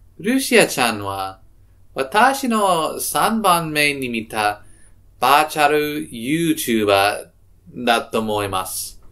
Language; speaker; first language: Japanese; non-native, learner; English